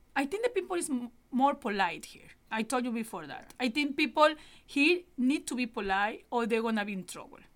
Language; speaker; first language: English; non-native, learner; Spanish